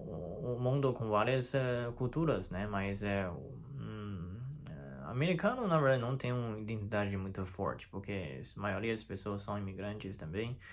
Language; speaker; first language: Portuguese; non-native, fluent; Chinese